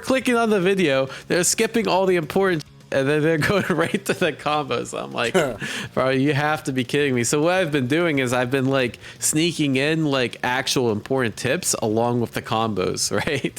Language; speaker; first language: English; native; English